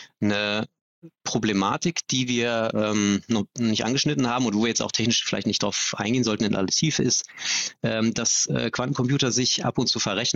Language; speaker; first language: German; native; German